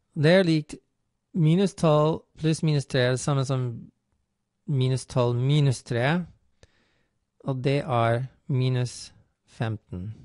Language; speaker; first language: Norwegian; non-native, fluent; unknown